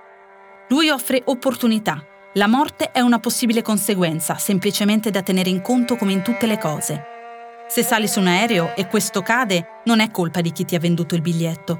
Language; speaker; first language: Italian; native; Italian